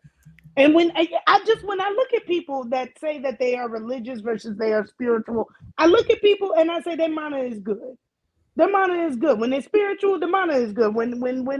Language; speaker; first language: English; early bilingual, other home language; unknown